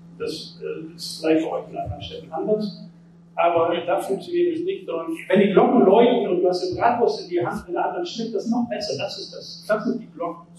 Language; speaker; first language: German; native; German